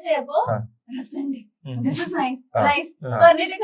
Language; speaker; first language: Malayalam; non-native, learner; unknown